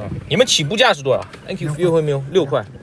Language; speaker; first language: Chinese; non-native, learner; English